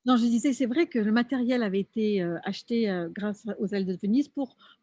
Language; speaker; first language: French; native; French